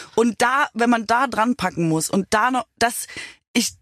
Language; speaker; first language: German; native; German